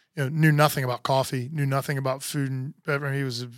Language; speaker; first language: English; native; English